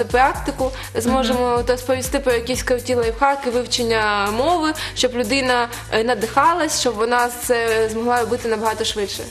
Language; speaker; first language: Ukrainian; native; Ukrainian